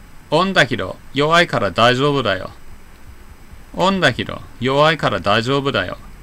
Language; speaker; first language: Japanese; non-native, fluent; English